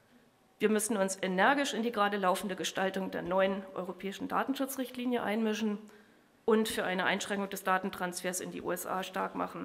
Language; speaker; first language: German; native; German